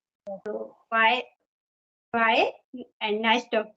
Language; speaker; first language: English; non-native, fluent; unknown